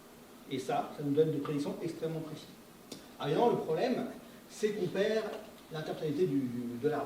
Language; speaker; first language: French; native; French